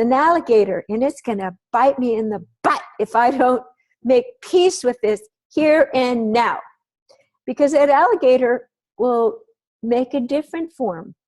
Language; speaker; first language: English; native; English